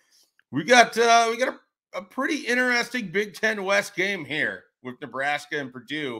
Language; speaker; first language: English; native; English